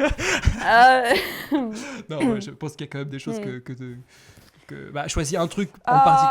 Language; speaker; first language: French; native; French